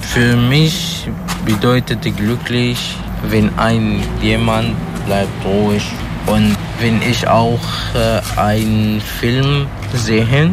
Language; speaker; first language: German; non-native, learner; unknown